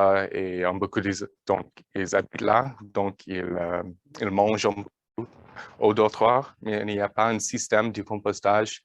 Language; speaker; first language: French; non-native, learner; English